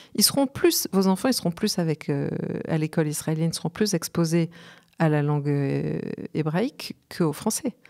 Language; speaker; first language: French; native; French